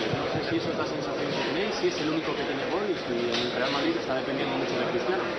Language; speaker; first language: Spanish; non-native, fluent; French